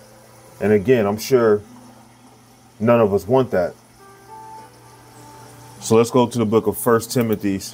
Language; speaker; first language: English; native; English